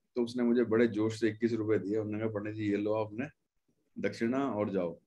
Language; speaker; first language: Hindi; native; Hindi